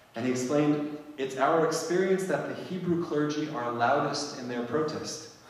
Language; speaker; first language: English; native; English